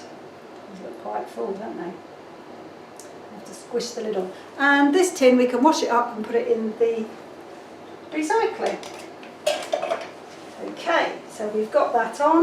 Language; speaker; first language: English; native; English